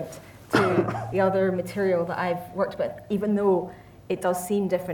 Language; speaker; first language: English; native; English